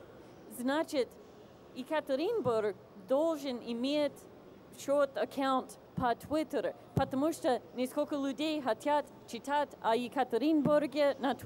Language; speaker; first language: Russian; non-native, fluent; English